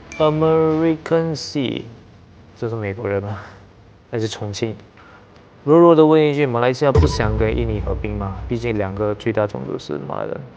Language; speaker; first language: Chinese; native; Chinese